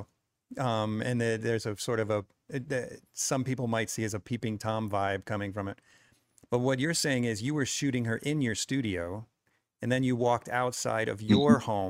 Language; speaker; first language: English; native; English